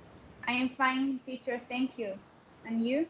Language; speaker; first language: English; non-native, learner; Spanish